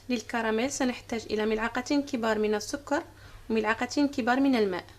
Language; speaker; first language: Arabic; native; Arabic